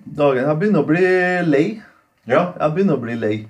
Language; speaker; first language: Norwegian; non-native, local second language; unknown